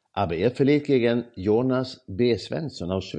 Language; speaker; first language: German; non-native, learner; Swedish